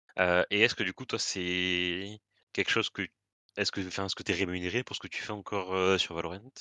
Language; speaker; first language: French; native; French